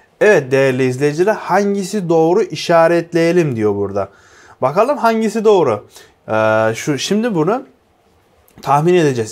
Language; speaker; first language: Turkish; non-native, fluent; Uzbek